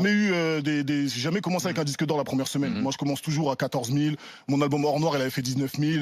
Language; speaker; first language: French; native; French